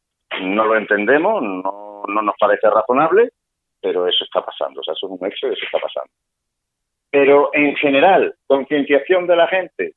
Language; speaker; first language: Spanish; native; Spanish